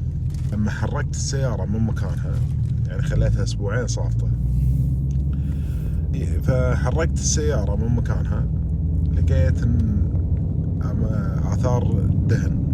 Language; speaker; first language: Arabic; native; Arabic